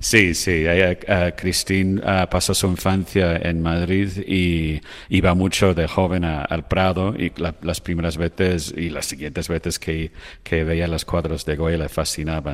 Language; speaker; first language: Spanish; non-native, fluent; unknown